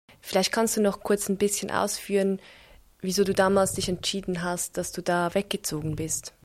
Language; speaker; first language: German; native; German